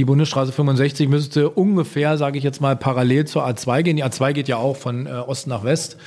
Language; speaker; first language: German; native; German